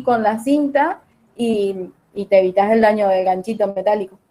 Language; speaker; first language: Spanish; native; Spanish